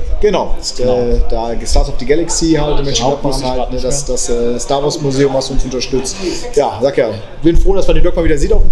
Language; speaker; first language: German; native; German